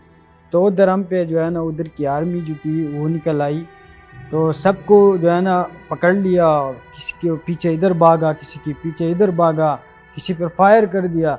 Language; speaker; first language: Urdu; non-native, local second language; Pashto